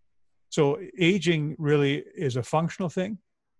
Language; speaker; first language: English; native; English